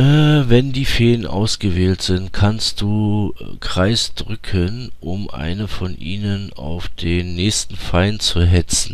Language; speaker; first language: German; native; German